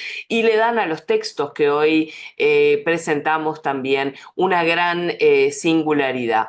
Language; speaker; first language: Spanish; native; Spanish